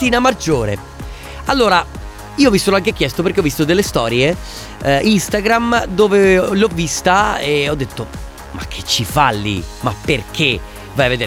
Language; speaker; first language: Italian; native; Italian